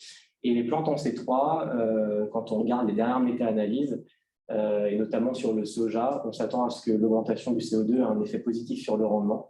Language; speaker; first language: French; native; French